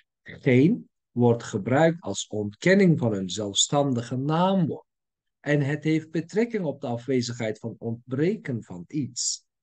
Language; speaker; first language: Dutch; non-native, fluent; Turkish